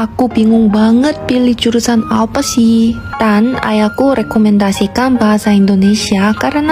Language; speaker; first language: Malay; non-native, fluent; Korean